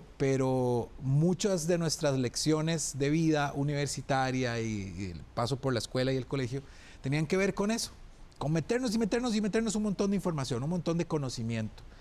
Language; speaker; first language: Spanish; native; Spanish